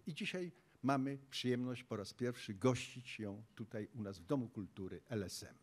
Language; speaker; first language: Polish; native; Polish